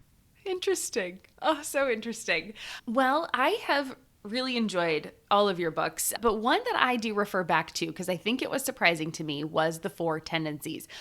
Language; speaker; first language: English; native; English